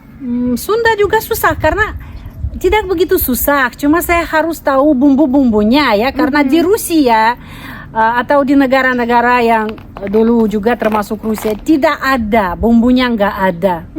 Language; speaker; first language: Indonesian; non-native, fluent; Russian